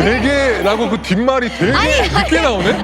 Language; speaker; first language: Korean; native; Korean